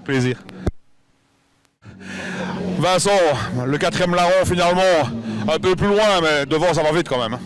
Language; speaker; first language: French; native; French